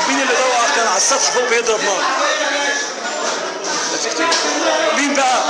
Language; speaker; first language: Arabic; native; Arabic